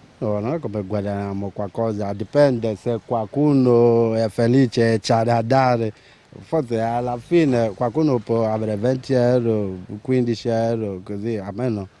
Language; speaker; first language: Italian; non-native, learner; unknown